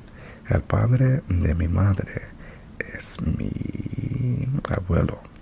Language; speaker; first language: Spanish; non-native, learner; English